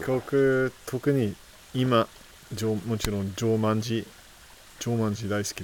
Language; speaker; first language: Japanese; non-native, fluent; English